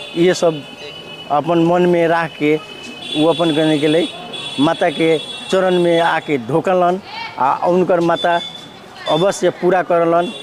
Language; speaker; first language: Bhojpuri; native; Bhojpuri